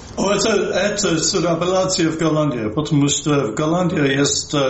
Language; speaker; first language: Russian; non-native, fluent; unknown